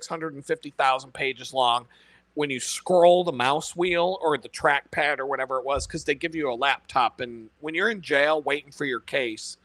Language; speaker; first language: English; native; English